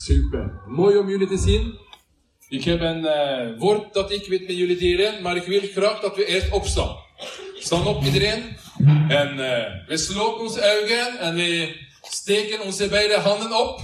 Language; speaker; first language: Dutch; non-native, learner; Norwegian